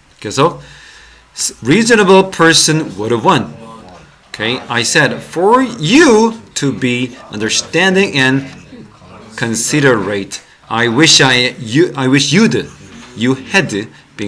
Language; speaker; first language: English; non-native, fluent; Korean